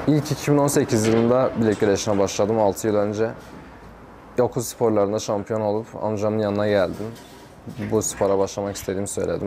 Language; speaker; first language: Turkish; native; Turkish